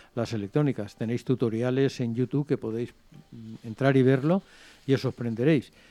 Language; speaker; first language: Spanish; non-native, local second language; Catalan